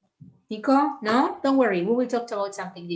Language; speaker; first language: English; non-native, fluent; Spanish